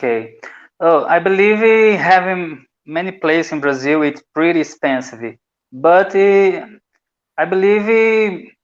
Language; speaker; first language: English; non-native, learner; Portuguese